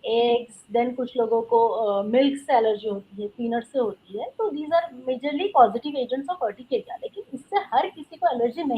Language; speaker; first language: Hindi; non-native, local second language; Marathi